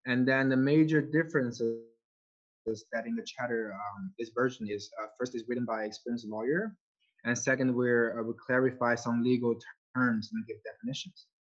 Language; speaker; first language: English; non-native, fluent; Chinese